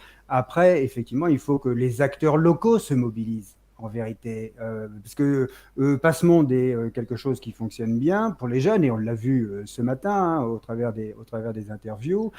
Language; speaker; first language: French; native; French